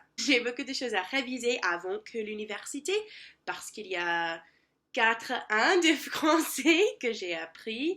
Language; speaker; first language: French; non-native, learner; English